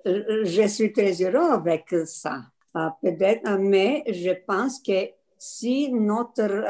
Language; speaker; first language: French; non-native, learner; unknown